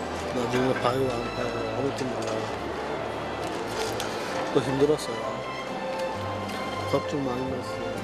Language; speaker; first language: Korean; non-native, learner; Bangla